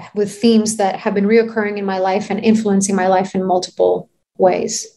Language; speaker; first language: English; non-native, fluent; Greek